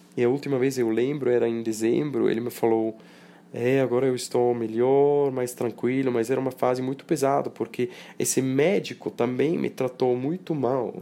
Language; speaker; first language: Portuguese; non-native, fluent; Swiss German